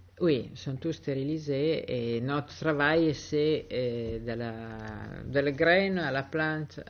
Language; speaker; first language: French; non-native, fluent; Italian